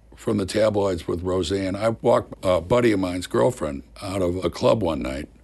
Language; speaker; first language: English; native; English